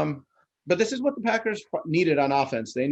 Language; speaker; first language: English; native; English